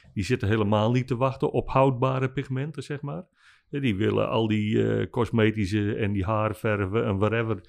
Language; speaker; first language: Dutch; non-native, local second language; Western Frisian